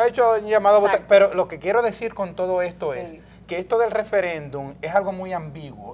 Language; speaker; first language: Spanish; native; Spanish